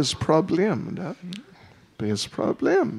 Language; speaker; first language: Russian; non-native, learner; English